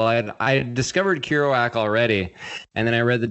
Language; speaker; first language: English; native; English